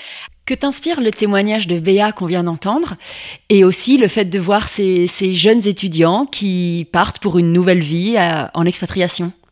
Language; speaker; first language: French; native; French